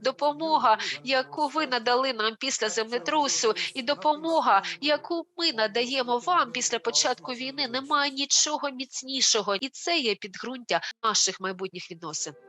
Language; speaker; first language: Ukrainian; non-native, fluent; Turkish